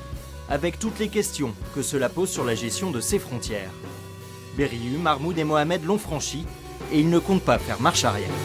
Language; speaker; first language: French; native; French